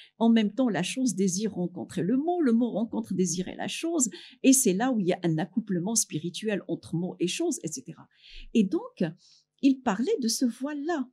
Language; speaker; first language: French; non-native, local second language; Arabic